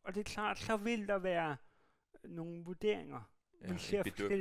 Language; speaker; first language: Danish; native; Danish